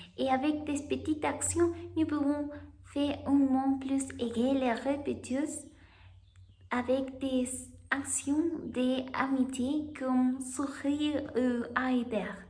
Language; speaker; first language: French; non-native, learner; Spanish